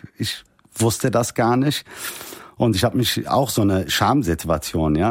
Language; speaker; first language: German; early bilingual, heritage; Turkish